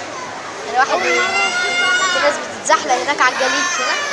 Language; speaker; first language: Arabic; native; Arabic